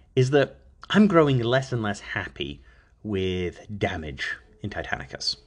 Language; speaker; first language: English; native; English